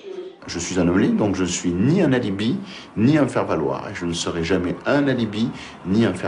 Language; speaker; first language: French; native; French